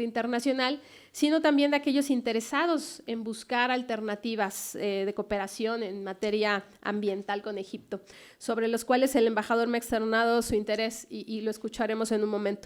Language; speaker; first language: Spanish; native; Spanish